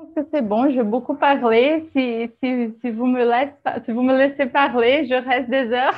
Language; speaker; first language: French; non-native, fluent; Portuguese